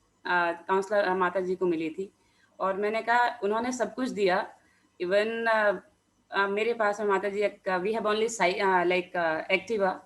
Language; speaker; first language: Hindi; native; Hindi